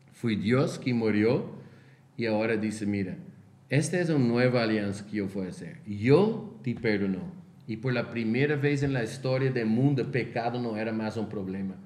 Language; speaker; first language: Spanish; non-native, fluent; Portuguese